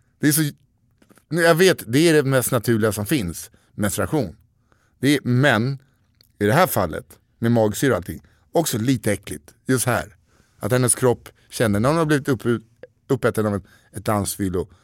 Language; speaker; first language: Swedish; native; Swedish